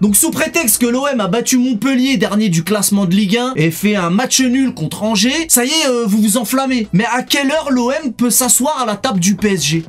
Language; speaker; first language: French; native; French